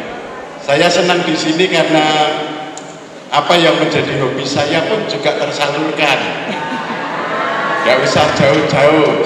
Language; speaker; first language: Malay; non-native, local second language; Javanese